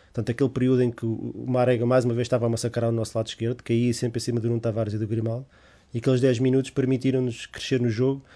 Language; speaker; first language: Portuguese; native; Portuguese